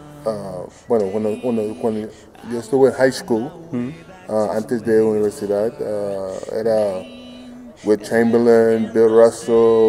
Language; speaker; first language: Spanish; non-native, fluent; English